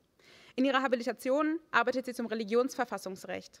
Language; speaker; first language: German; native; German